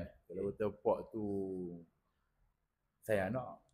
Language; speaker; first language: Malay; native; Malay